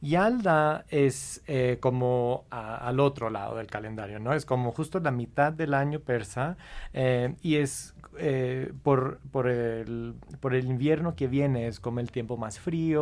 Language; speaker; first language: Spanish; non-native, fluent; English